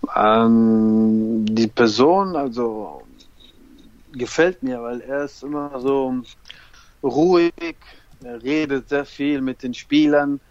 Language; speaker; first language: German; native; German